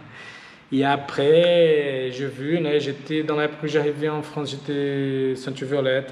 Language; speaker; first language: French; non-native, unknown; Portuguese